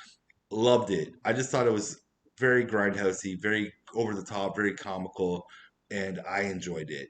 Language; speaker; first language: English; native; English